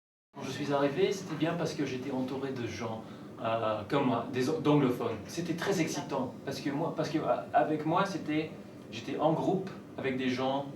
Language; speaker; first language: French; non-native, fluent; English